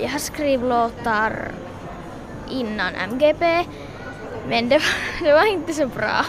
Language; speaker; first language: Swedish; non-native, local second language; Finnish